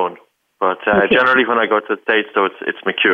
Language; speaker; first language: English; native; English